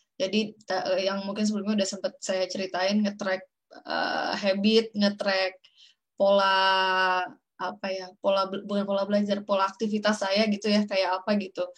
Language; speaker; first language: Indonesian; native; Indonesian